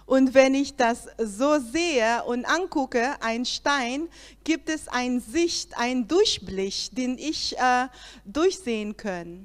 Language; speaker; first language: German; non-native, learner; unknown